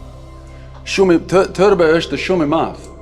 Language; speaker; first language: Albanian; non-native, learner; English